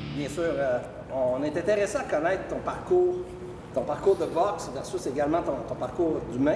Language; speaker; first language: French; native; French